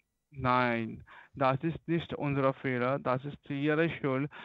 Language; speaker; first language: German; non-native, learner; Hindi